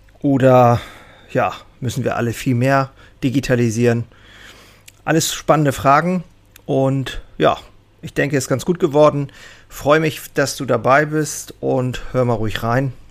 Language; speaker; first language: German; native; German